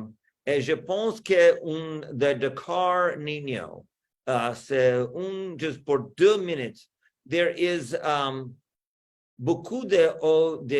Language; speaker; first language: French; non-native, learner; English